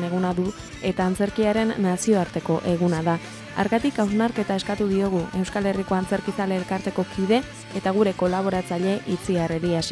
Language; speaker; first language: Basque; native; Basque